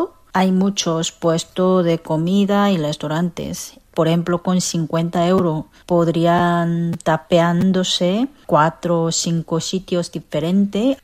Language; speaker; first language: Spanish; non-native, fluent; Korean